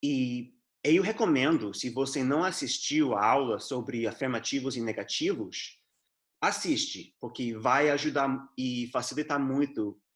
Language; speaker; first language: Portuguese; non-native, fluent; English